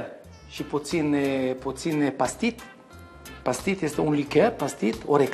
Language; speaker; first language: Romanian; non-native, learner; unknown